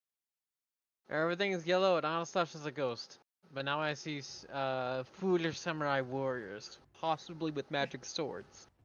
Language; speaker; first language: English; native; English